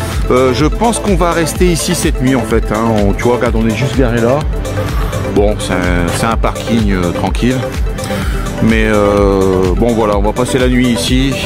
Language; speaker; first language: French; native; French